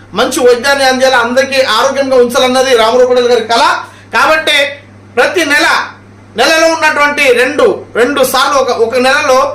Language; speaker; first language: Telugu; non-native, local second language; Marathi